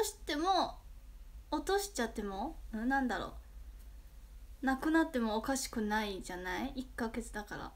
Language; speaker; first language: Japanese; non-native, fluent; Chinese